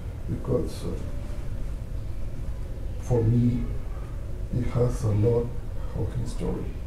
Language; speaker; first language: English; non-native, fluent; Spanish